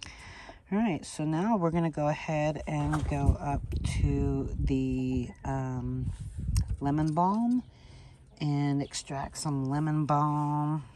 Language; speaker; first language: English; native; English